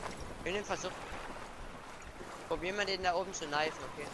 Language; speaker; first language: German; native; German